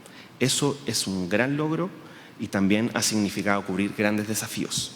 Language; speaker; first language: Spanish; native; Spanish